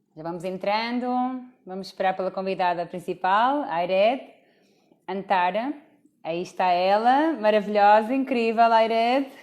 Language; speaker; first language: Portuguese; native; Portuguese